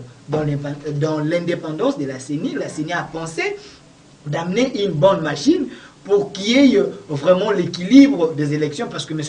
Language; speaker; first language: French; non-native, local second language; Lingala